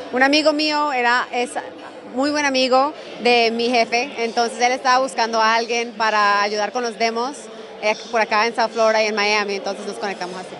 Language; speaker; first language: Spanish; early bilingual, heritage; Spanish